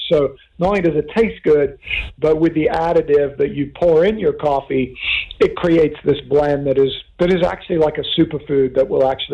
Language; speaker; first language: English; native; English